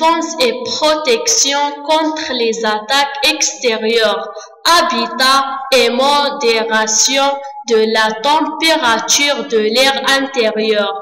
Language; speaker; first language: French; non-native, learner; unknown